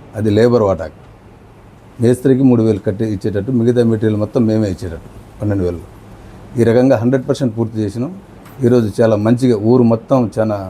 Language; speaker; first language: Telugu; non-native, local second language; Lambadi